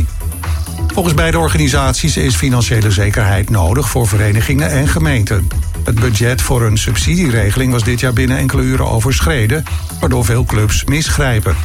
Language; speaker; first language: Dutch; native; Dutch